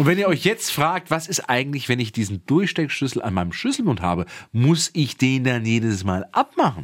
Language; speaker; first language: German; native; German